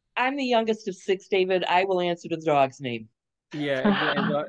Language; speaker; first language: English; native; English